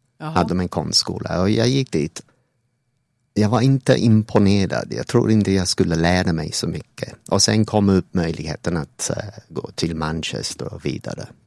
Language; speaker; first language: Swedish; non-native, fluent; English